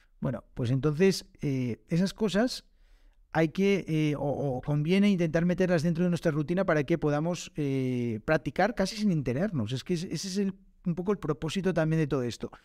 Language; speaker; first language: Spanish; native; Spanish